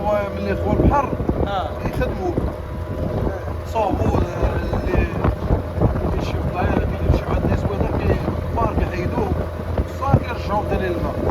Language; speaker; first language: Arabic; native; Arabic